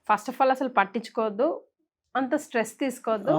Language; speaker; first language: Telugu; native; Telugu